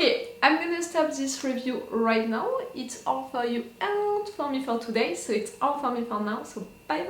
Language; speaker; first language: English; non-native, fluent; French